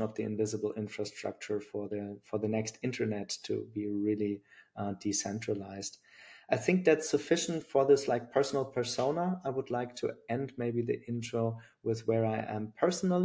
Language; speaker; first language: English; non-native, fluent; German